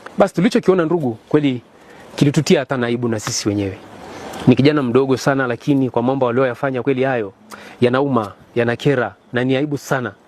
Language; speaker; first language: Swahili; native; Swahili